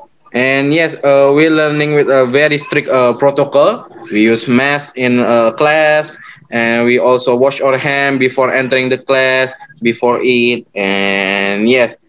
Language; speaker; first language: English; non-native, learner; Indonesian